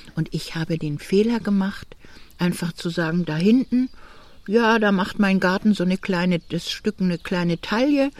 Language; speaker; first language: German; native; German